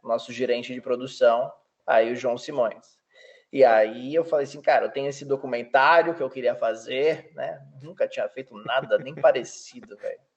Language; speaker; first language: Portuguese; early bilingual, heritage; Portuguese